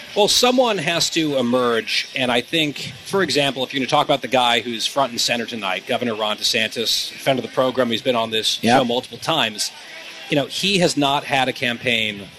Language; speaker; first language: English; native; English